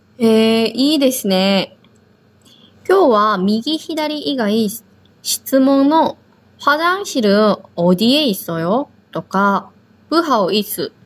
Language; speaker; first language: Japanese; non-native, fluent; Korean